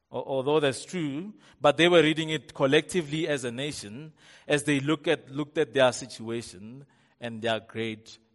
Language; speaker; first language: English; non-native, local second language; Tswana